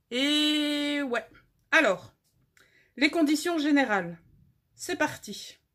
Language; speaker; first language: French; native; French